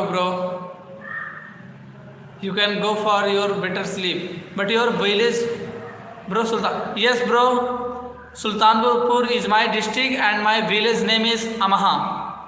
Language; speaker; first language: English; non-native, learner; Hindi